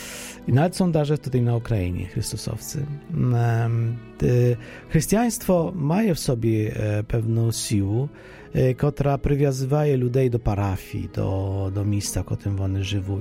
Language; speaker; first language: Polish; non-native, fluent; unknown